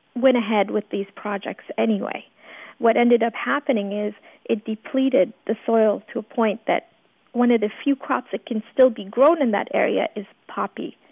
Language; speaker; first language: English; early bilingual, other home language; Persian